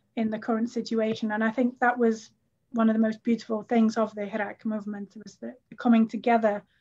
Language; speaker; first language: English; native; English